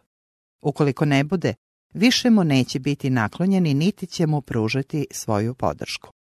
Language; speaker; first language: Serbian; native; Serbian